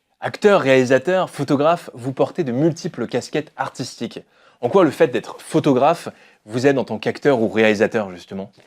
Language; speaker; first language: French; native; French